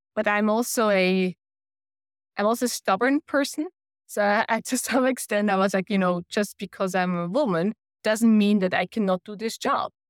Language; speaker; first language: English; non-native, fluent; German